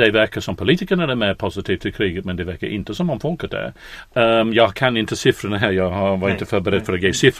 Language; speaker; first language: Swedish; non-native, fluent; English